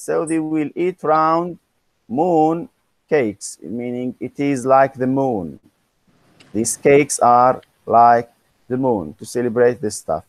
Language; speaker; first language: English; non-native, fluent; Arabic